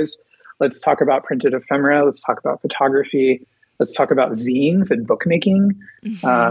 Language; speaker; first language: English; native; English